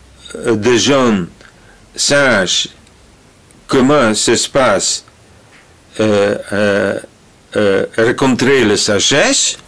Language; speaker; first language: French; non-native, learner; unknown